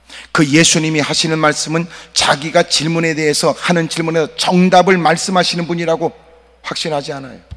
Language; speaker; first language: Korean; native; Korean